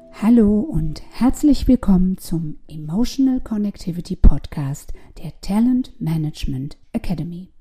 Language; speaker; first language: German; native; German